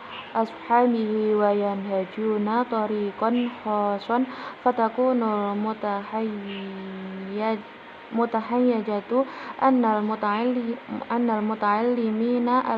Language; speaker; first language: Arabic; non-native, learner; Indonesian